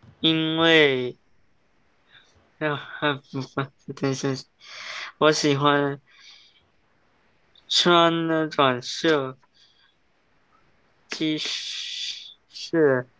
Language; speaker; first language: Chinese; non-native, learner; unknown